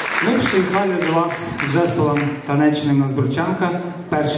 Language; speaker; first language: Polish; non-native, learner; Ukrainian